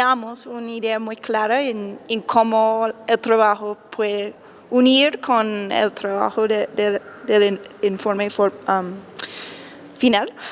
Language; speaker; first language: Spanish; non-native, fluent; English